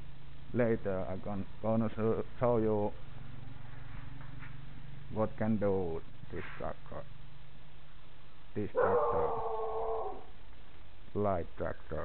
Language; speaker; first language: English; non-native, learner; Finnish